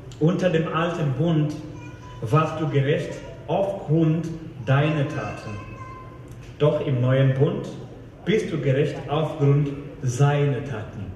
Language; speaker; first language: German; non-native, fluent; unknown